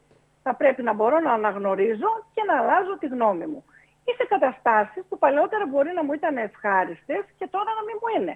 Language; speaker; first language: Greek; native; Greek